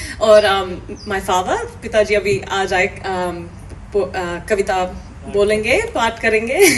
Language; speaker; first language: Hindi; early bilingual, heritage; English